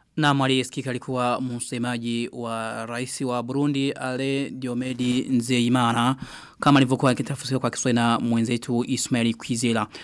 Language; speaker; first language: Swahili; non-native, local second language; Rundi